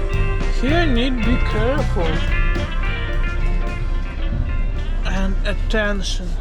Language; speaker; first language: English; non-native, learner; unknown